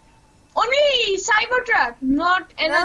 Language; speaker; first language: English; non-native, learner; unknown